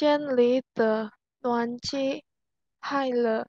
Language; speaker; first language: Chinese; non-native, learner; Indonesian